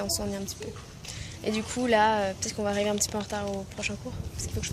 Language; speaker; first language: French; native; French